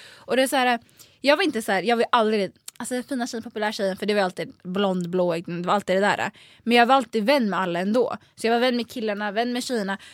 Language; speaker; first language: Swedish; native; Swedish